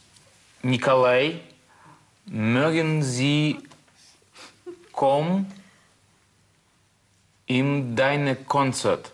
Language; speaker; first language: German; non-native, learner; Russian